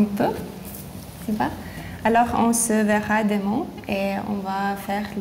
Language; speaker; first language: French; non-native, learner; Lithuanian